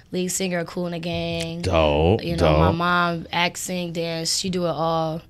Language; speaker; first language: English; native; English